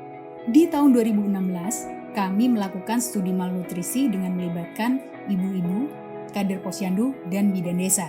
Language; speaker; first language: Indonesian; native; Indonesian